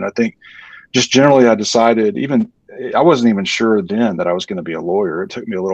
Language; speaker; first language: English; native; English